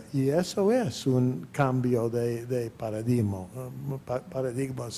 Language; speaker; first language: Spanish; non-native, fluent; English